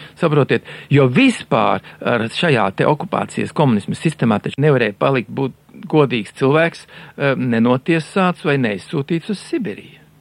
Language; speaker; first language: Latvian; native; Latvian